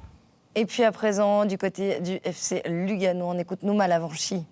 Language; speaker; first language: French; native; French